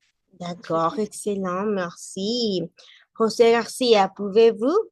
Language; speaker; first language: French; non-native, learner; Spanish